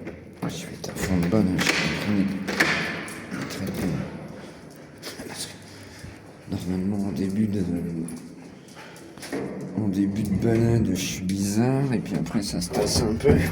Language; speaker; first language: French; native; French